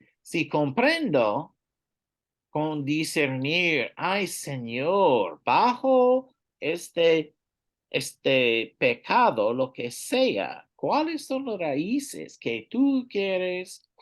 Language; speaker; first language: Spanish; non-native, learner; English